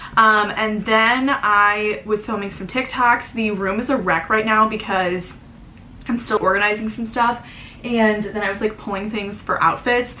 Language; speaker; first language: English; native; English